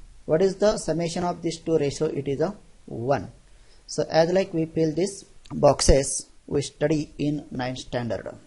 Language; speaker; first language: English; non-native, local second language; Marathi